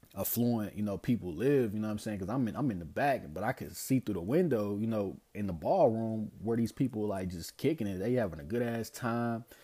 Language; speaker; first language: English; native; English